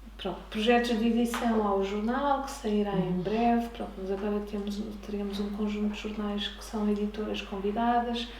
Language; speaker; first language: Portuguese; native; Portuguese